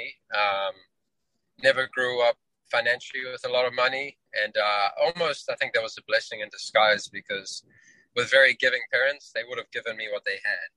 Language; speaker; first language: English; native; English